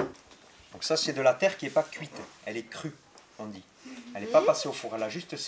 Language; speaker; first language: French; native; French